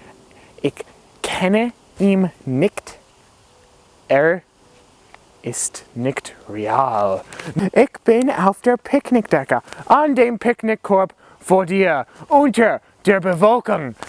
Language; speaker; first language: German; non-native, learner; English